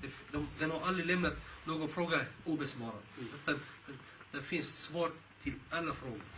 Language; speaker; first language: Swedish; early bilingual, other home language; Arabic